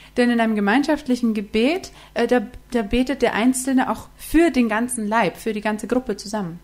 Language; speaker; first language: German; native; German